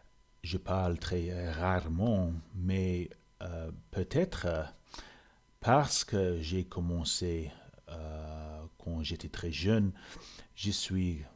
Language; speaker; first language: French; non-native, learner; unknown